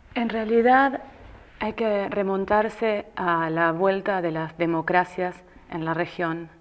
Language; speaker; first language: Spanish; native; Spanish